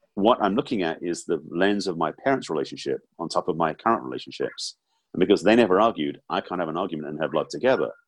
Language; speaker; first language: English; native; English